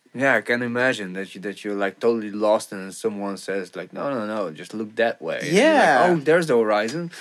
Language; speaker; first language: English; non-native, fluent; Bulgarian